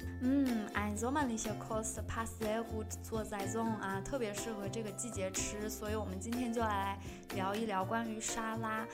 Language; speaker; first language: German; non-native, fluent; Chinese